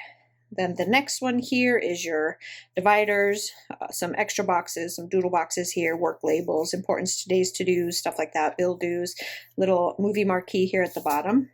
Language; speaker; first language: English; native; English